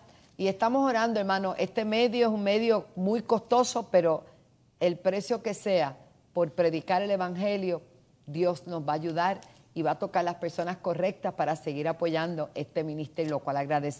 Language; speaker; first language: Spanish; native; Spanish